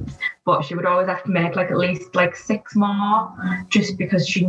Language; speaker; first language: English; native; English